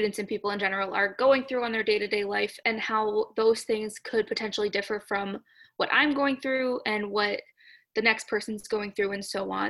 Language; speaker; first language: English; native; English